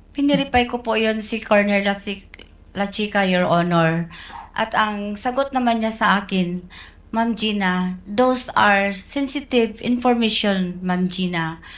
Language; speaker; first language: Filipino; non-native, local second language; Cebuano